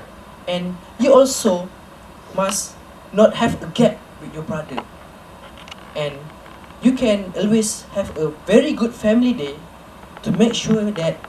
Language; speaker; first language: English; non-native, local second language; Malay